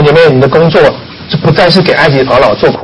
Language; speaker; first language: Chinese; native; Chinese